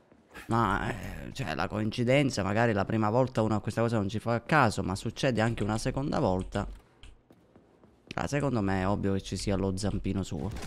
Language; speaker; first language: Italian; native; Italian